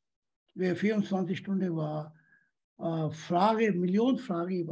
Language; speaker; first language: German; non-native, learner; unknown